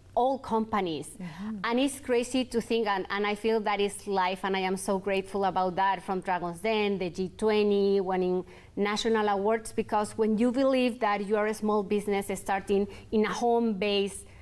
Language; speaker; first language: English; non-native, fluent; Spanish